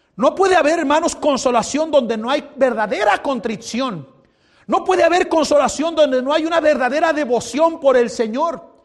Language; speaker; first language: Spanish; native; Spanish